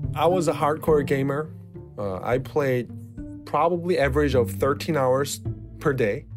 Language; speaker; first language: English; non-native, fluent; Korean